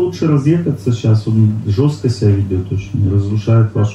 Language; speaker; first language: Russian; native; Russian